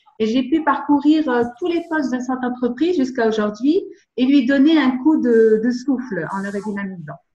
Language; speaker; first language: French; non-native, local second language; Arabic